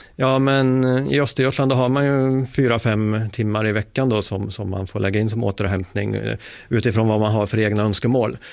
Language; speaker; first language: Swedish; native; Swedish